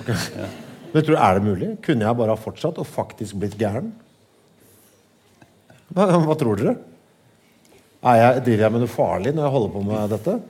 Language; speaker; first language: Norwegian; native; Norwegian